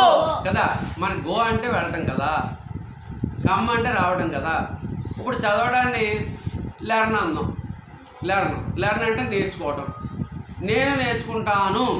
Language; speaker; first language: Telugu; native; Telugu